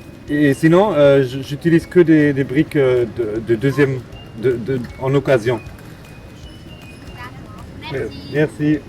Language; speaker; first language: French; non-native, fluent; German